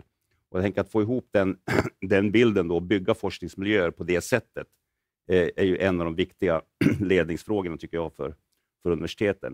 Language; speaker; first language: Swedish; native; Swedish